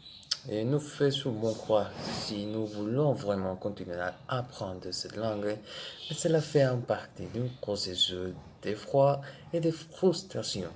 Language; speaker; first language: French; non-native, learner; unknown